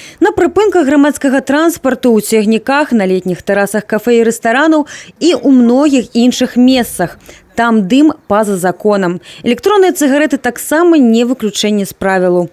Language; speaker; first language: Belarusian; native; Belarusian